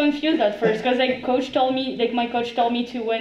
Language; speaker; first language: English; non-native, fluent; French